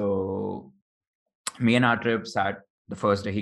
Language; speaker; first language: English; non-native, local second language; Hindi